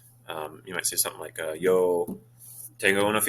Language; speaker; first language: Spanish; non-native, fluent; English